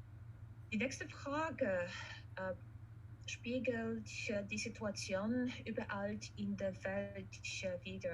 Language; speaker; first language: German; non-native, fluent; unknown